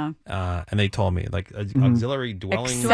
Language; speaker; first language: English; native; English